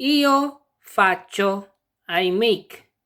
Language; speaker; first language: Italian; non-native, fluent; Filipino